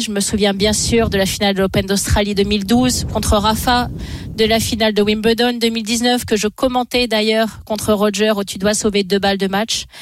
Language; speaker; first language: French; native; French